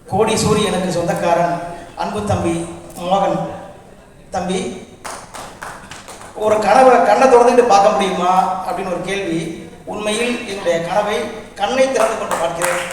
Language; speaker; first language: Tamil; native; Tamil